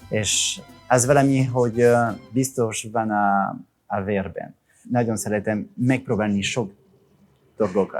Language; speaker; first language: Hungarian; non-native, learner; French